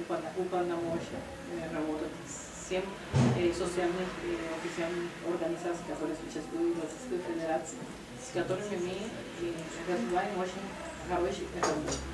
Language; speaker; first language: Russian; non-native, learner; Spanish